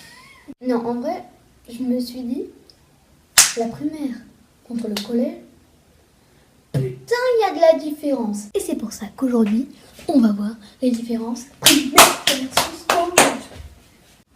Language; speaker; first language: French; native; French